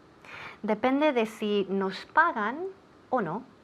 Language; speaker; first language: Spanish; non-native, fluent; English